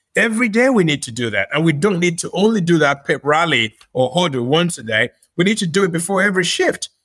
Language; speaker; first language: English; non-native, local second language; Yoruba